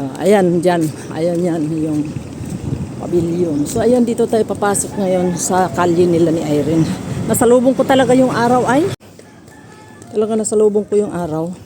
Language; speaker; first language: Filipino; non-native, local second language; Cebuano